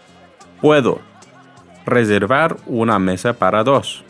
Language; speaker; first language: Spanish; non-native, fluent; English